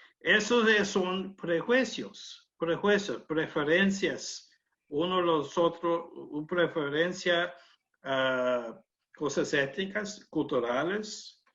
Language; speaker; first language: Spanish; non-native, learner; English